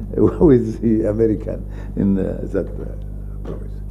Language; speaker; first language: English; non-native, fluent; Arabic